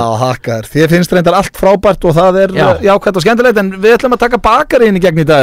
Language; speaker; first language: Icelandic; native; Icelandic